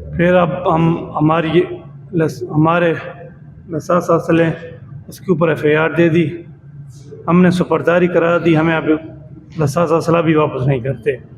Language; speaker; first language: Urdu; non-native, local second language; Saraiki